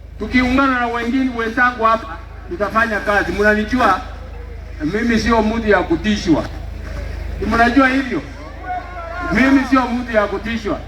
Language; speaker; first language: Swahili; non-native, local second language; Gusii